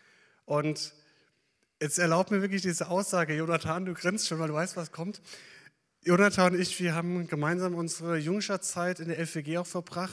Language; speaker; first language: German; native; German